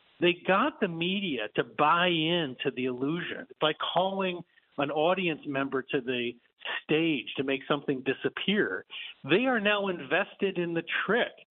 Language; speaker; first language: English; native; English